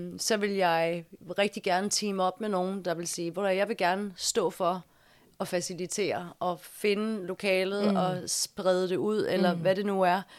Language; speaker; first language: Danish; early bilingual, other home language; English